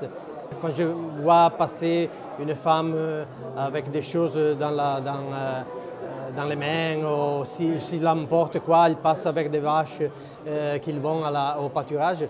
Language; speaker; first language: French; non-native, local second language; Italian